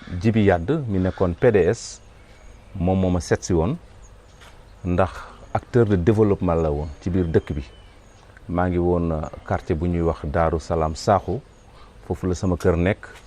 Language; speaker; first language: Wolof; non-native, local second language; Fula